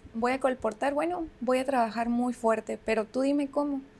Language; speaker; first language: Spanish; native; Spanish